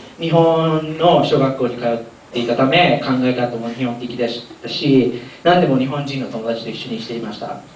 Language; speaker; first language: Japanese; early bilingual, other home language; Korean